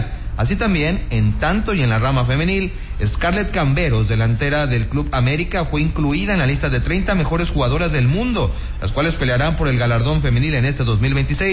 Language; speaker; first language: Spanish; native; Spanish